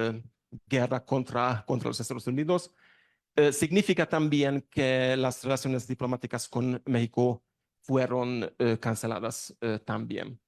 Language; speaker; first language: Spanish; non-native, learner; Hungarian